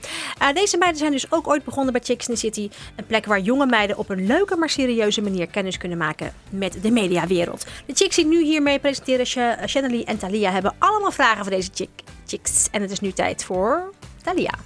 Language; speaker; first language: Dutch; native; Dutch